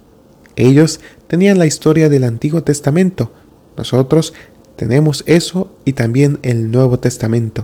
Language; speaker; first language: Spanish; native; Spanish